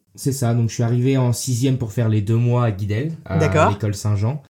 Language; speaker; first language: French; early bilingual, heritage; French